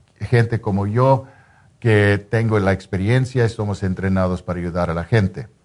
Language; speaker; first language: Spanish; non-native, fluent; English